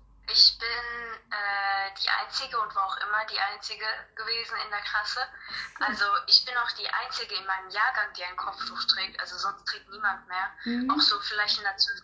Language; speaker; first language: German; early bilingual, other home language; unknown